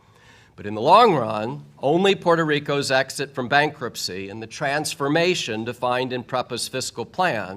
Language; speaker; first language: English; native; English